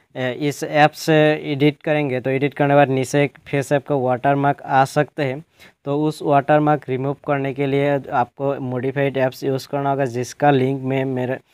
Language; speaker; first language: Hindi; non-native, local second language; Assamese